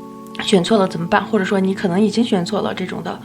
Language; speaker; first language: Chinese; native; Chinese